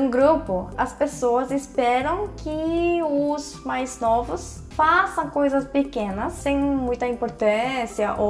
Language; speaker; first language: Portuguese; non-native, fluent; Korean